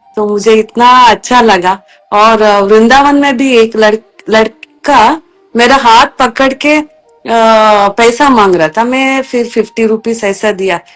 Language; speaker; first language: Hindi; non-native, local second language; Kannada